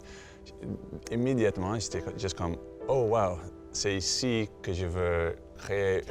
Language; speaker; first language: French; non-native, fluent; English